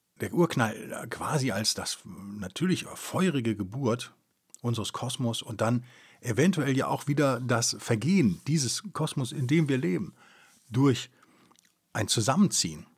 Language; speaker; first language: German; native; German